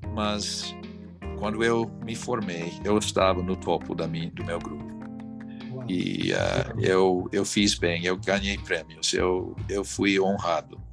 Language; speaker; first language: Portuguese; non-native, fluent; English